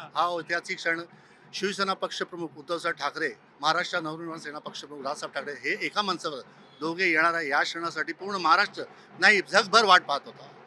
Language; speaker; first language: Marathi; non-native, local second language; Punjabi